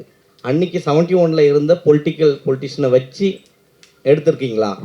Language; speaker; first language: Tamil; native; Tamil